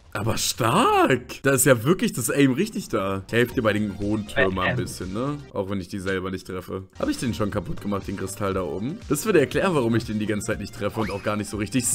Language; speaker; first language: German; native; German